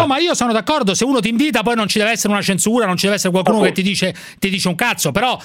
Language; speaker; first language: Italian; native; Italian